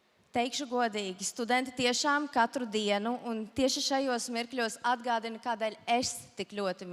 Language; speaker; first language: Latvian; native; Latvian